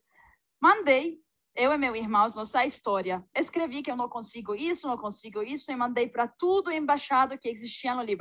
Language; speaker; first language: Portuguese; non-native, fluent; Arabic